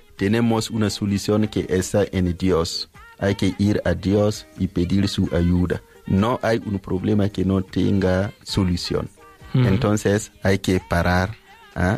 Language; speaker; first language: Spanish; non-native, fluent; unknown